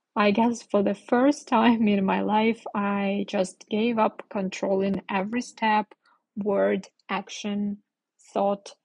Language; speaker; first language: English; non-native, fluent; Ukrainian